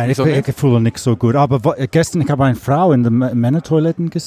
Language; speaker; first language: German; non-native, learner; English